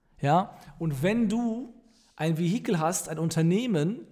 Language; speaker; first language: German; native; German